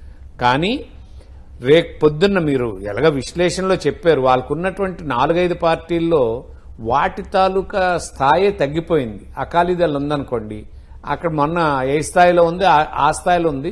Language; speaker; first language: Telugu; native; Telugu